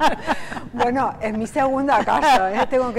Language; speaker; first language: Spanish; native; Spanish